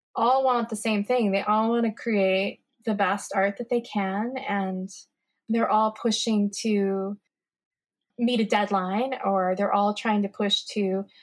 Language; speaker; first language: English; native; English